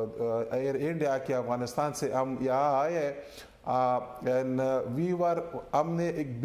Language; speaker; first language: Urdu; non-native, learner; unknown